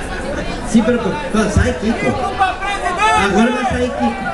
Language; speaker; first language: Portuguese; non-native, learner; Spanish